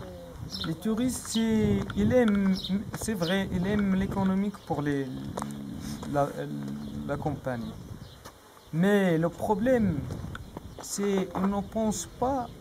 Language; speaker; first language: French; non-native, learner; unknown